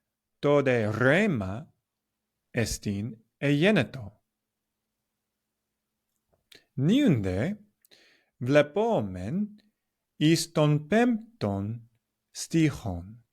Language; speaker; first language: Greek; non-native, learner; English